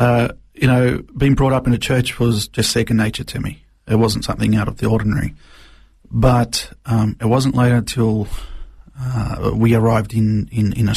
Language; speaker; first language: English; non-native, local second language; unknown